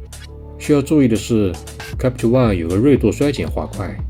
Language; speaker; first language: Chinese; native; Chinese